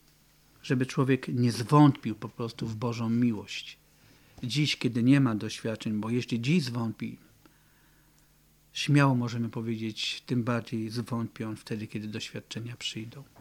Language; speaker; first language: Polish; native; Polish